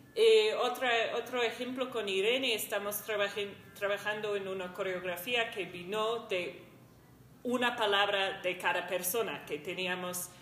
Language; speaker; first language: Spanish; non-native, fluent; English